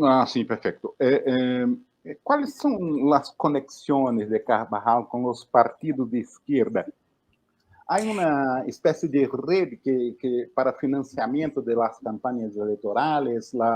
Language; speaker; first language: Spanish; non-native, learner; Portuguese